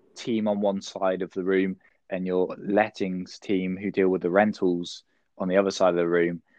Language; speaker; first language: English; native; English